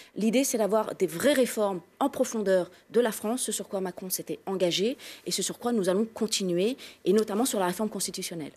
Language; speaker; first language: French; native; French